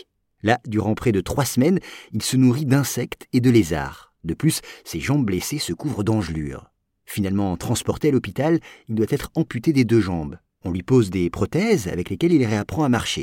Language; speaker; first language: French; native; French